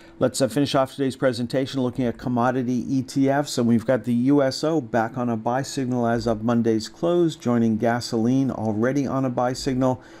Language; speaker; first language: English; native; English